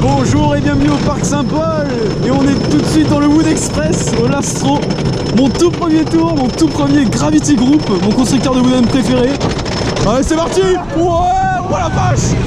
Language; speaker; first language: French; native; French